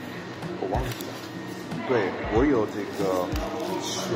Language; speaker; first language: Chinese; non-native, fluent; English